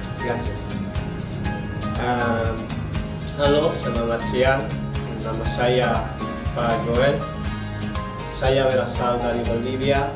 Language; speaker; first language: Indonesian; non-native, learner; Spanish